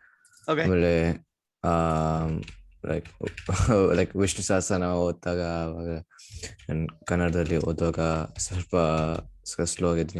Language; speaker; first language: Kannada; early bilingual, heritage; English